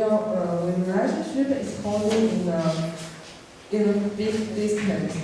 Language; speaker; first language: English; non-native, learner; Chinese